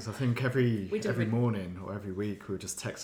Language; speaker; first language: English; native; English